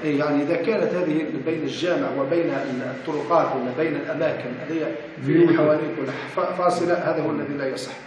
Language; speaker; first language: Arabic; native; Arabic